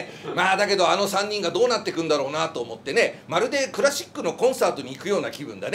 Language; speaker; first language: Japanese; native; Japanese